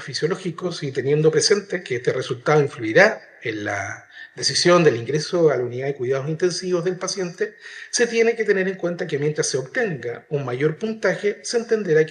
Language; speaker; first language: Spanish; native; Spanish